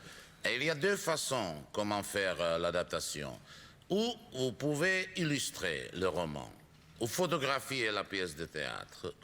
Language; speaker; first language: French; non-native, fluent; Czech